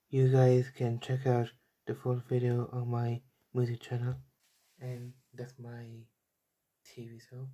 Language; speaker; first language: English; native; English